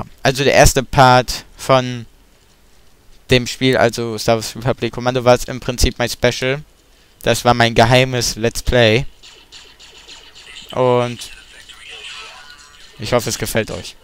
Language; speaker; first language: German; native; German